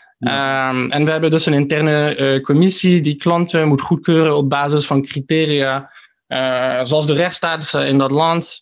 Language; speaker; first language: Dutch; early bilingual, heritage; Dutch